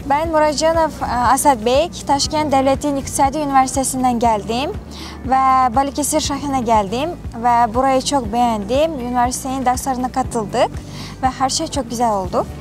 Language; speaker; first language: Turkish; non-native, learner; Uzbek